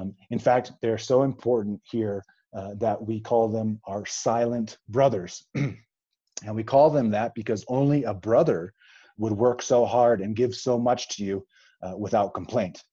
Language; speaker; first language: English; native; English